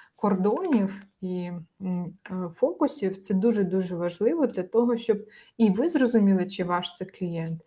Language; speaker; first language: Ukrainian; native; Ukrainian